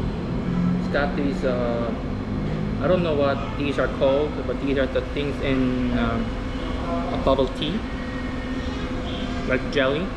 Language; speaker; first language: English; non-native, fluent; Korean